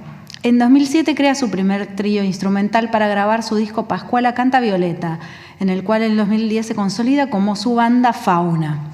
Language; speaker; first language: Spanish; native; Spanish